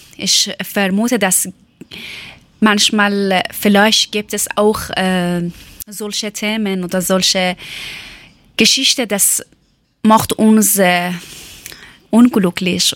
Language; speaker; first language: German; non-native, learner; Persian